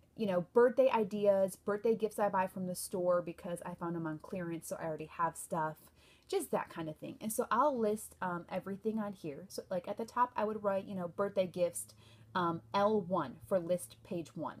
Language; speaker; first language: English; native; English